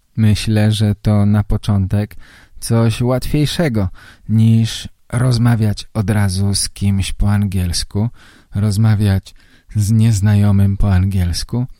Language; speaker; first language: Polish; native; Polish